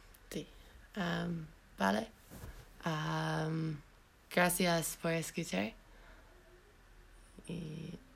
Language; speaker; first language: Spanish; non-native, learner; English